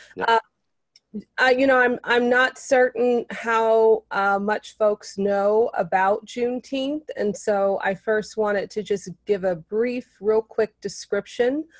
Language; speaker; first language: English; native; English